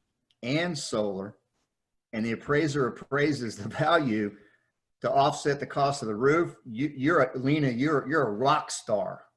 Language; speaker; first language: English; native; English